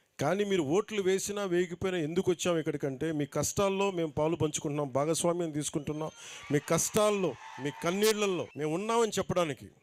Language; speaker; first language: Telugu; native; Telugu